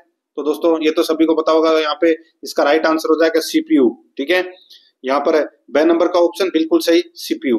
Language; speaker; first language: Hindi; native; Hindi